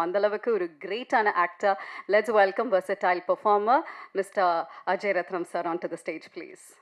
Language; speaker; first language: Tamil; native; Tamil